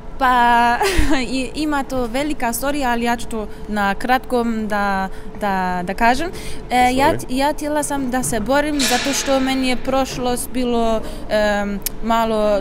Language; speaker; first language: Croatian; early bilingual, heritage; Croatian